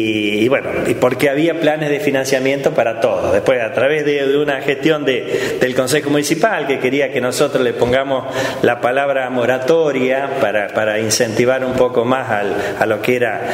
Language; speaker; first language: Spanish; native; Spanish